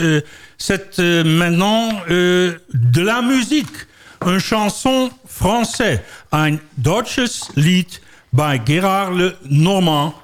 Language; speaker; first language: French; non-native, learner; Dutch